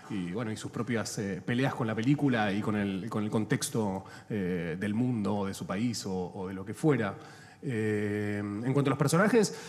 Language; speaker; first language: Spanish; native; Spanish